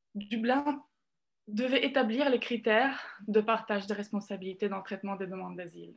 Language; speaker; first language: French; non-native, fluent; Italian